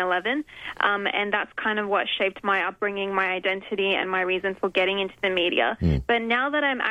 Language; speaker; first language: English; native; English